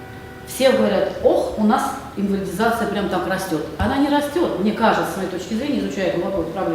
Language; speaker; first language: Russian; native; Russian